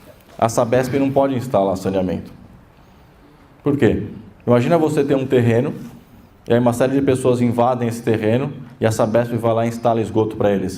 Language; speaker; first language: Portuguese; native; Portuguese